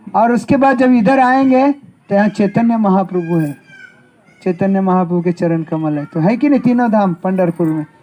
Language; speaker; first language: Hindi; non-native, local second language; Marathi